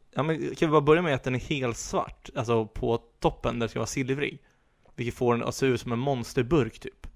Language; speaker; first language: Swedish; native; Swedish